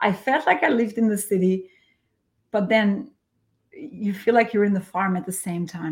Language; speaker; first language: English; non-native, fluent; Albanian